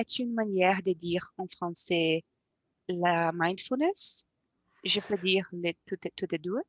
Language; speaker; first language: French; non-native, learner; Portuguese